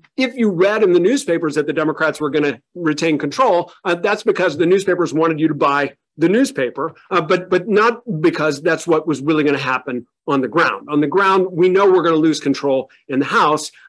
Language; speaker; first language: English; native; English